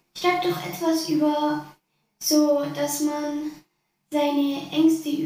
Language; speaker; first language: German; early bilingual, other home language; Arabic